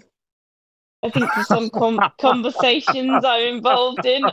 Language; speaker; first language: English; native; English